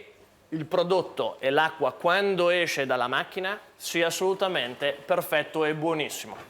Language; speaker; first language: Italian; native; Italian